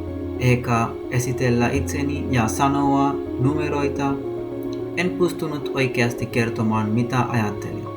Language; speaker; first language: Finnish; non-native, learner; Sinhala